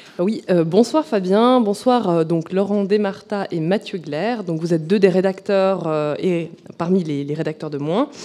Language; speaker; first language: French; native; French